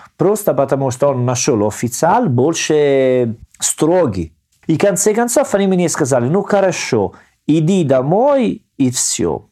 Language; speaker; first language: Russian; non-native, learner; Italian